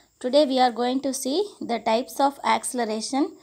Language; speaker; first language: English; non-native, local second language; Tamil